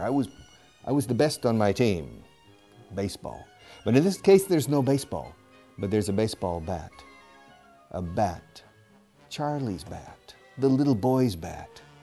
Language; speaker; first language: English; native; English